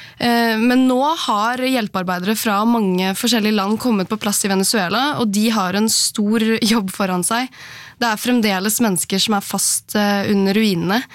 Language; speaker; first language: Norwegian; native; Norwegian